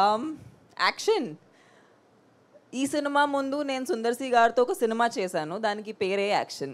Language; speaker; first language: Telugu; non-native, fluent; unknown